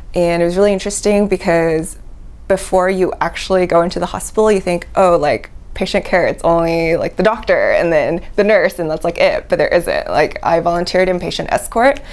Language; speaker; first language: English; native; English